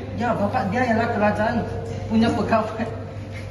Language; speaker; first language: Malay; non-native, local second language; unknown